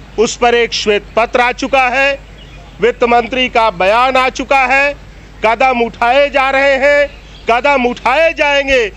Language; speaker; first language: Hindi; native; Hindi